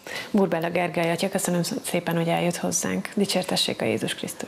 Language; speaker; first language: Hungarian; native; Hungarian